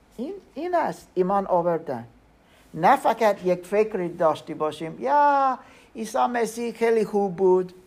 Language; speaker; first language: Persian; non-native, learner; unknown